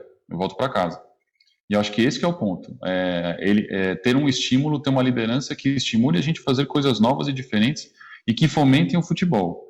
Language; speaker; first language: Portuguese; native; Portuguese